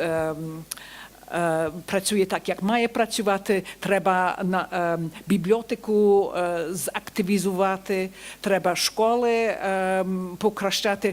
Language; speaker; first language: Ukrainian; early bilingual, heritage; Ukrainian